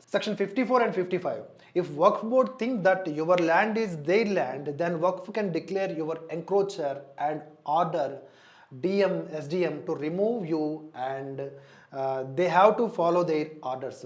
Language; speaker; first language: English; non-native, local second language; Telugu